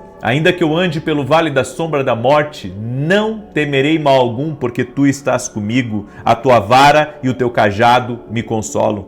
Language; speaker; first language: Portuguese; native; Portuguese